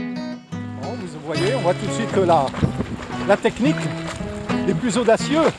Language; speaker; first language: French; native; French